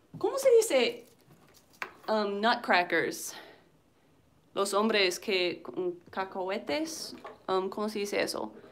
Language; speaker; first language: Spanish; non-native, learner; English